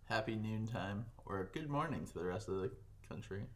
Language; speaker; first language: English; native; English